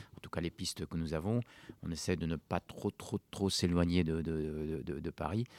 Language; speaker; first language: French; non-native, local second language; Arabic